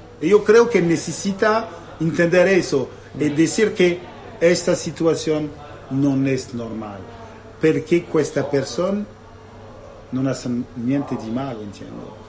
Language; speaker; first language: Spanish; non-native, learner; Italian